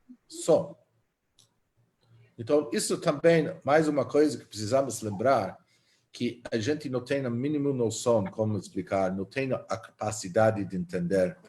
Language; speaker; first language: Portuguese; non-native, fluent; Hebrew